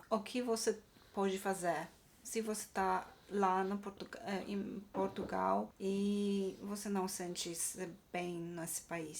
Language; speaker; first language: Portuguese; non-native, fluent; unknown